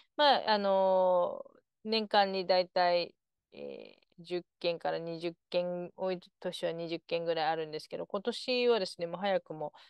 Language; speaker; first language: Japanese; native; Japanese